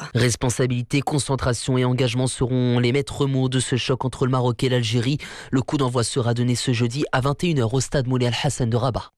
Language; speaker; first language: French; non-native, local second language; Arabic